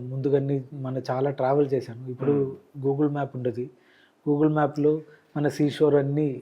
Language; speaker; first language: Telugu; non-native, learner; Malayalam